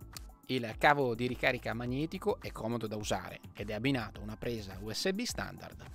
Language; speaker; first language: Italian; native; Italian